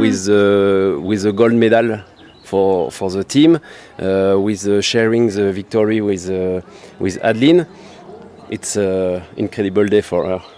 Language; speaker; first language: English; non-native, learner; French